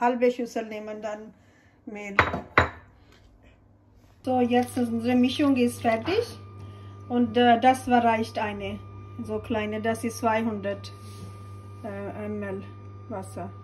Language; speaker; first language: German; non-native, learner; Urdu